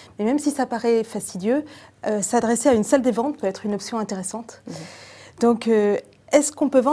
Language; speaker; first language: French; native; French